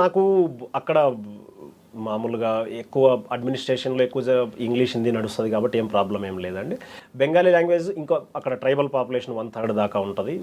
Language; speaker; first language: Telugu; native; Telugu